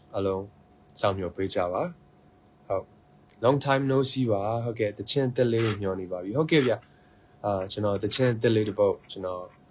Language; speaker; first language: Burmese; non-native, local second language; Hakha Chin